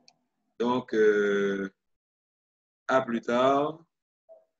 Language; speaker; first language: French; non-native, local second language; Haitian Creole